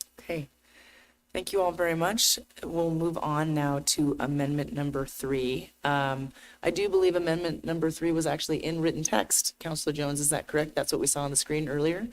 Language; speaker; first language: English; native; English